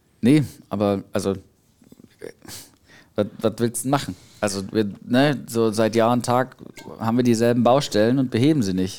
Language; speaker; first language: German; native; German